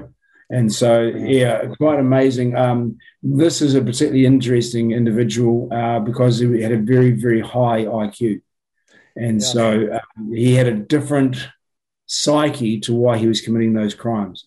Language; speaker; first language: English; native; English